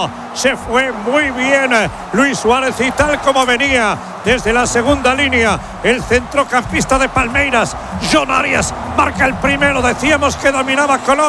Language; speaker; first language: Spanish; native; Spanish